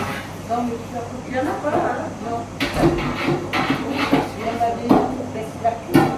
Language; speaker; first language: French; native; French